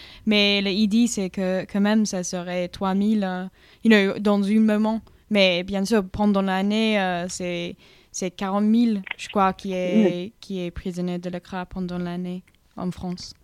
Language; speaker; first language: French; non-native, learner; English